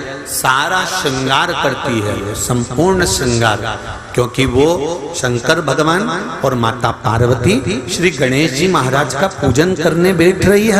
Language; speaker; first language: Hindi; native; Hindi